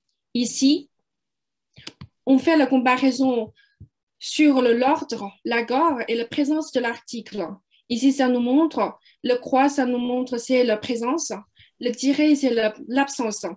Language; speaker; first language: French; non-native, fluent; Chinese